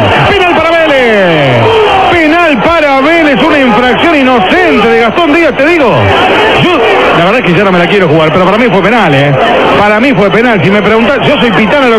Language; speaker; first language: Spanish; native; Spanish